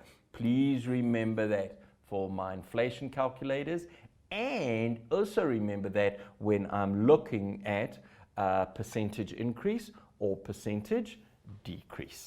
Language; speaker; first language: English; native; English